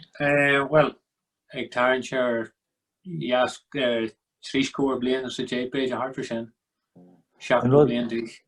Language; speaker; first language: Irish; non-native, local second language; English